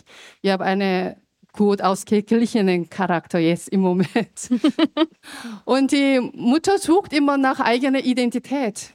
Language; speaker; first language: German; non-native, fluent; Korean